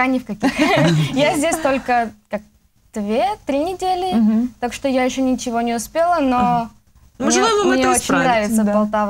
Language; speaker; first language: Russian; non-native, learner; English